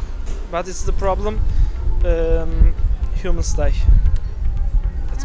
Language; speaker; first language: English; non-native, learner; Turkish